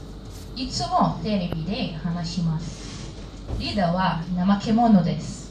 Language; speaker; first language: Japanese; non-native, learner; Hebrew